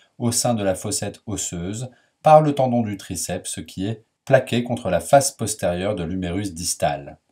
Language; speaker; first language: French; native; French